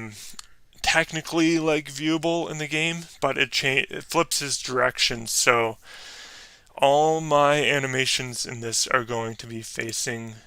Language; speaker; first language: English; native; English